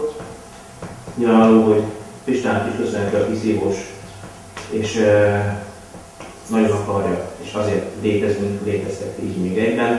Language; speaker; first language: Hungarian; native; Hungarian